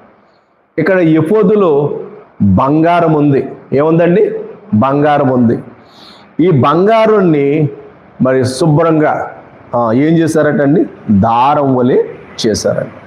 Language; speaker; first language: Telugu; native; Telugu